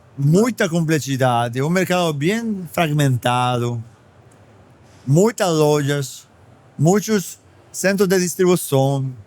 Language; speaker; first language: Portuguese; non-native, fluent; Spanish